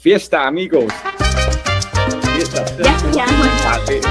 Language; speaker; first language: Spanish; non-native, learner; Thai